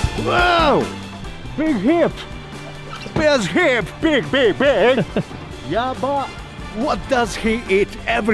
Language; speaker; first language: English; non-native, learner; Japanese